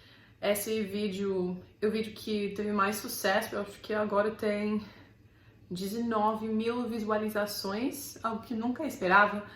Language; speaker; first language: Portuguese; non-native, fluent; English